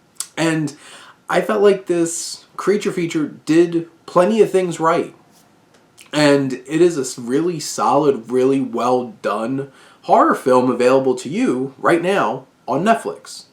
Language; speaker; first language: English; native; English